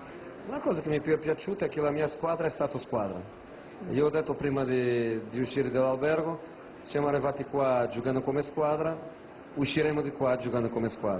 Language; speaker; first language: Italian; non-native, fluent; Portuguese